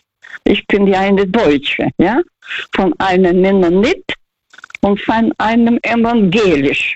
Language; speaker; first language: German; non-native, fluent; Russian